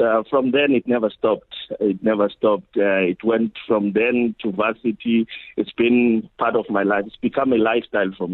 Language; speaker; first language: English; non-native, local second language; Xhosa